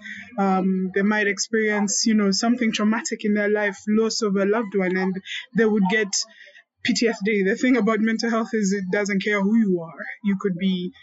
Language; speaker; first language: English; non-native, local second language; Kinyarwanda